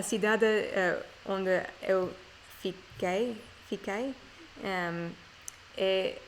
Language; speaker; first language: Portuguese; non-native, learner; English